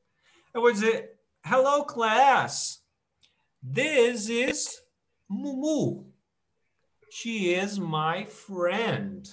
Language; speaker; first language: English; non-native, fluent; Portuguese